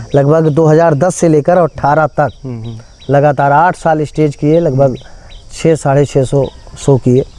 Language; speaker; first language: Hindi; native; Hindi